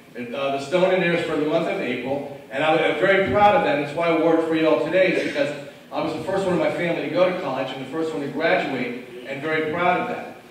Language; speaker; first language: English; native; English